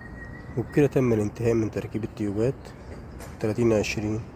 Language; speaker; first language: Arabic; native; Arabic